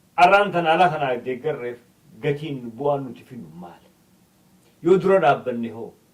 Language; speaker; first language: Oromo; native; Oromo